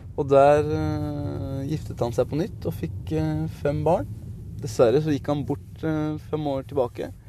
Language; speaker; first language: Norwegian; early bilingual, other home language; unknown